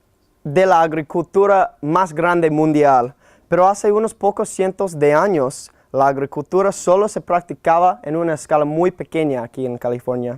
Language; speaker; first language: Spanish; non-native, learner; English